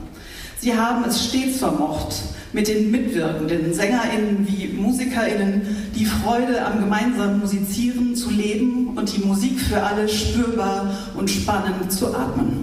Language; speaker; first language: German; native; German